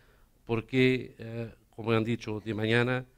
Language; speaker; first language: Spanish; non-native, learner; Portuguese